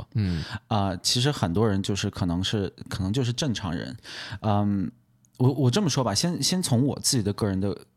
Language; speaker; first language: Chinese; native; Chinese